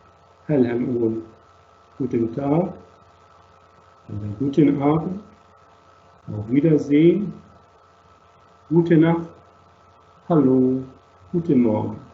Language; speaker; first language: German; non-native, fluent; Arabic